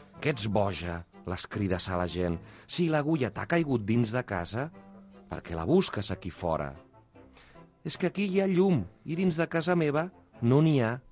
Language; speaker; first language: Catalan; native; Catalan